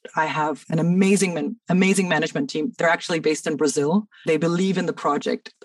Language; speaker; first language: English; early bilingual, other home language; Danish